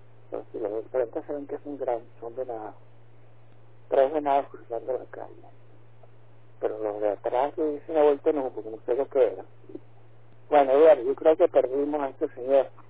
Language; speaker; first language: Spanish; native; Spanish